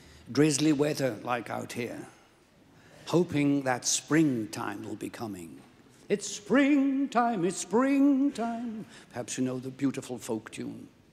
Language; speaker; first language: English; non-native, fluent; Swiss German